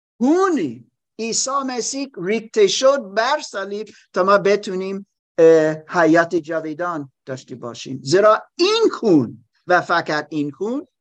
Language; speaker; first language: Persian; non-native, learner; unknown